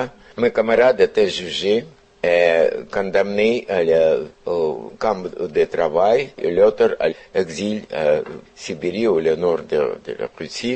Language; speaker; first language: French; non-native, fluent; Russian